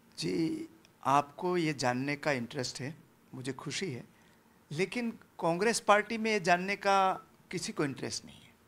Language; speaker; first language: Hindi; non-native, local second language; Gujarati